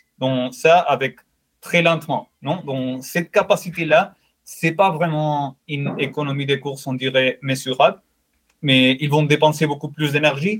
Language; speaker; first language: French; non-native, fluent; Spanish